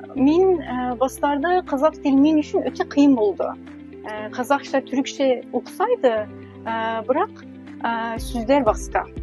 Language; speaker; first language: Kazakh; non-native, learner; Turkish